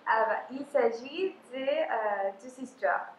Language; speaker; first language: French; non-native, fluent; Spanish